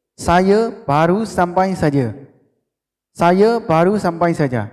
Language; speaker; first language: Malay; non-native, fluent; Burmese